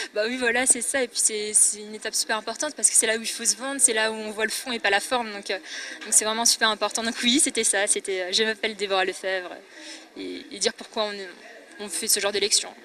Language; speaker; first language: French; native; French